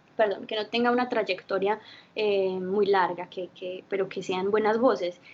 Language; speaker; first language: Spanish; early bilingual, heritage; Spanish